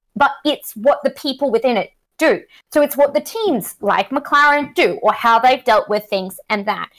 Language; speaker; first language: English; native; English